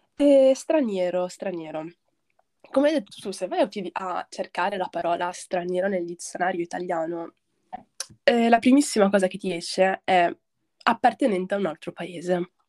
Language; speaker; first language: Italian; early bilingual, other home language; Arabic